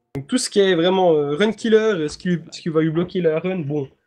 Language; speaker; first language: French; native; French